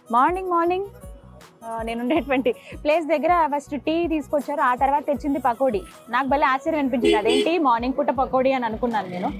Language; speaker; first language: Telugu; native; Telugu